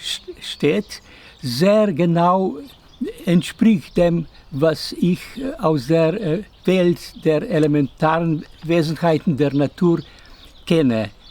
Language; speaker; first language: German; non-native, fluent; Slovenian